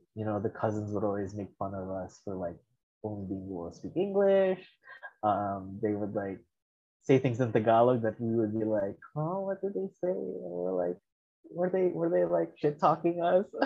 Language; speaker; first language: English; early bilingual, other home language; Filipino